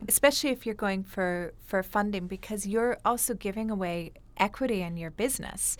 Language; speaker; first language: English; native; English